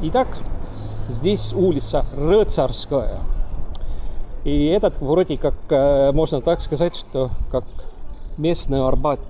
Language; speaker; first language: Russian; non-native, local second language; Estonian